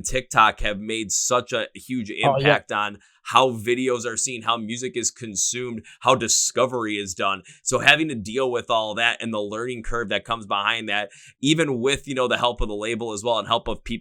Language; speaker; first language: English; native; English